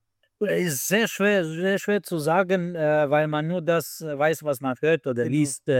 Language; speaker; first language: German; non-native, fluent; Slovenian